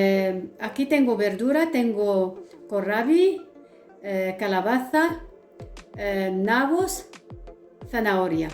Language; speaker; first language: Spanish; non-native, fluent; Arabic